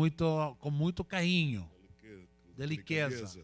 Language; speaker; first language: Portuguese; non-native, learner; Spanish